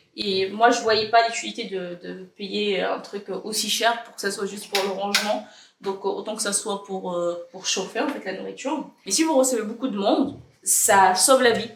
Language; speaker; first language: French; early bilingual, other home language; Arabic